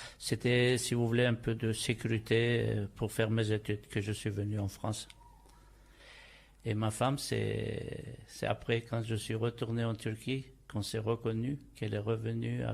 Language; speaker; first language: French; non-native, fluent; Turkish